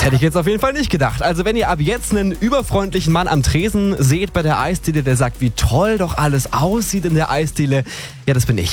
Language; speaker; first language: German; native; German